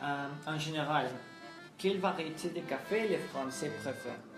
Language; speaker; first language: French; non-native, learner; Spanish